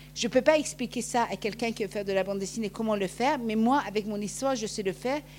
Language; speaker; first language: French; non-native, fluent; Persian